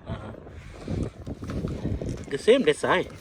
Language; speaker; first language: English; non-native, learner; Lao